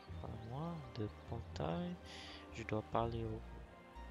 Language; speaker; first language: French; non-native, learner; English